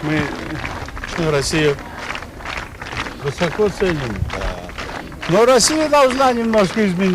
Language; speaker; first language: Russian; non-native, local second language; Turkmen